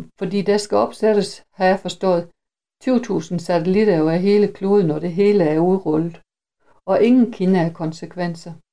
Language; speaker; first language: Danish; native; Danish